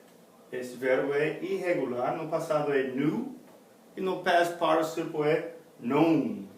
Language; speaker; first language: Portuguese; non-native, fluent; English